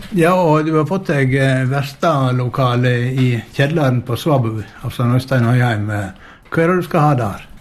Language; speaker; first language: Norwegian; native; Norwegian